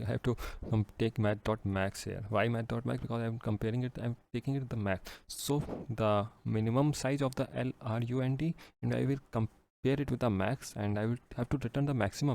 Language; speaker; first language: English; non-native, local second language; Hindi